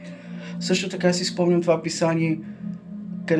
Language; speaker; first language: Bulgarian; native; Bulgarian